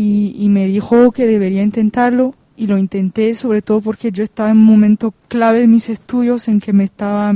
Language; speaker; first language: Spanish; non-native, fluent; French